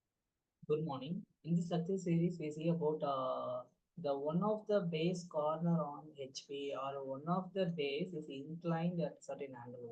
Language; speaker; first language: English; non-native, local second language; Tamil